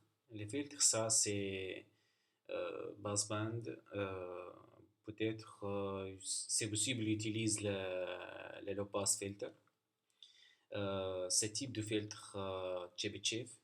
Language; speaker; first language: French; non-native, learner; Arabic